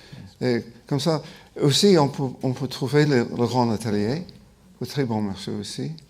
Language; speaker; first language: French; non-native, fluent; English